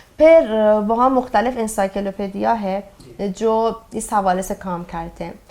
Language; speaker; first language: Urdu; non-native, fluent; Persian